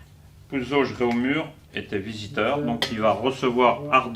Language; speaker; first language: French; native; French